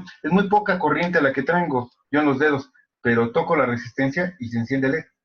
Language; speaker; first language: Spanish; native; Spanish